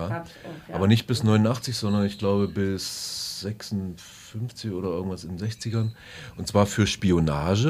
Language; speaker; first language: German; native; German